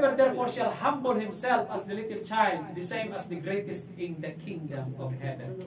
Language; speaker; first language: English; non-native, local second language; Filipino